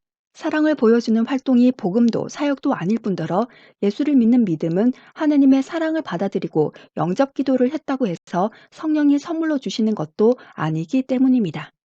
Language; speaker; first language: Korean; native; Korean